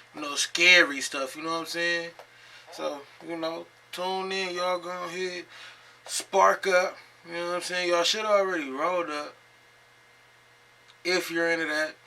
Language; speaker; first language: English; native; English